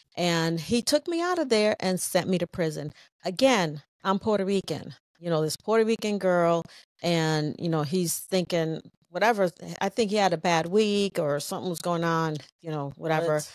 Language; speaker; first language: English; native; English